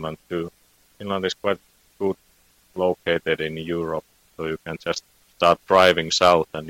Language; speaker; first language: English; non-native, fluent; Finnish